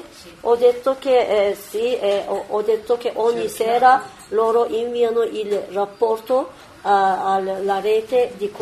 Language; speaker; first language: Italian; non-native, learner; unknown